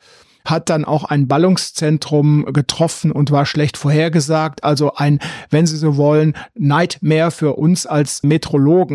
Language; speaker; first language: German; native; German